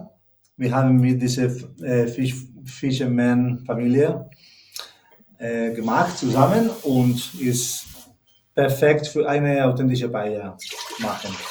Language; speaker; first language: German; non-native, learner; Spanish